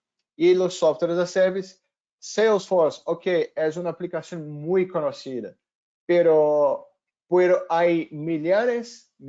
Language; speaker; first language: Spanish; non-native, fluent; Portuguese